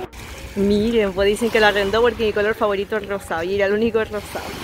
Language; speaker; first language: Spanish; native; Spanish